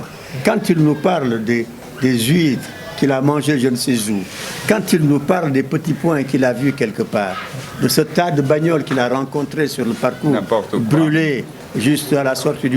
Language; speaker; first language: French; non-native, local second language; Wolof